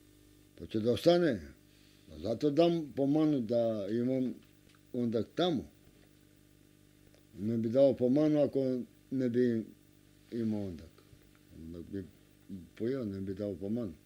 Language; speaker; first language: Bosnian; non-native, local second language; Romanian